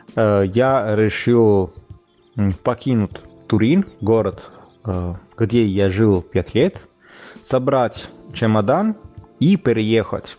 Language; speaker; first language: Russian; non-native, fluent; Italian